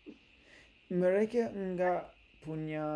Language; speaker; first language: Indonesian; non-native, learner; English